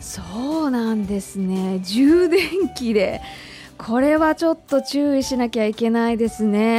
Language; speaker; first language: Japanese; native; Japanese